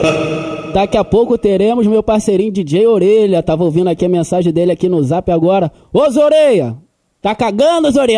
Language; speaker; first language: Portuguese; native; Portuguese